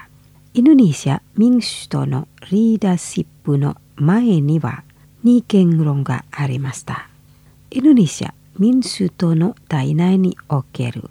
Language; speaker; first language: Japanese; non-native, fluent; Indonesian